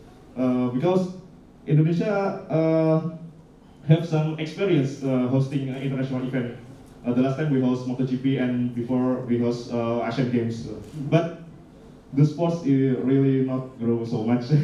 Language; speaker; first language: English; non-native, learner; Indonesian